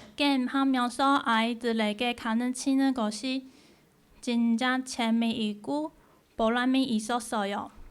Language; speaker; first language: Korean; non-native, fluent; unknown